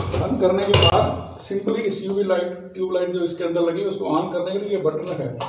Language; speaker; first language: Hindi; non-native, local second language; Punjabi